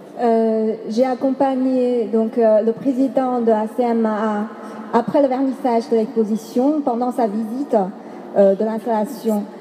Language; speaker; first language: French; non-native, fluent; Chinese